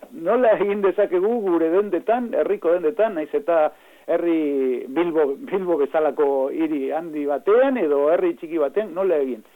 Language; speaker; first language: Basque; non-native, fluent; Spanish